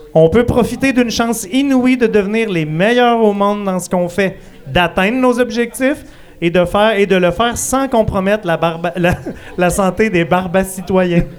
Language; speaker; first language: French; native; French